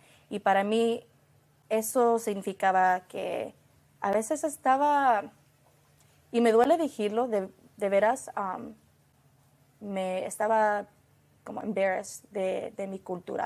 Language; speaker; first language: Spanish; early bilingual, heritage; Spanish